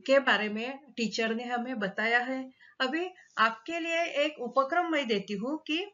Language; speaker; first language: Hindi; non-native, local second language; Marathi